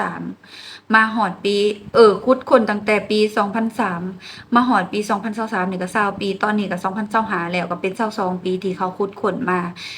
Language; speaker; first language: Thai; native; Thai